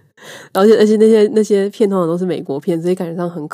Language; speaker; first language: Chinese; native; Chinese